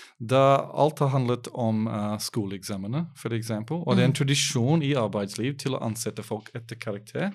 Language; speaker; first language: Norwegian; non-native, fluent; English